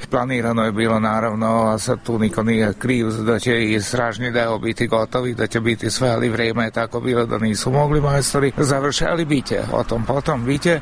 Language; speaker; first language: Serbian; early bilingual, heritage; Serbian